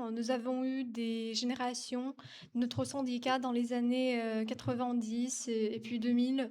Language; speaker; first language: French; non-native, fluent; Ukrainian